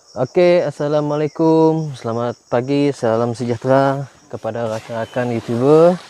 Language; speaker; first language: Malay; non-native, local second language; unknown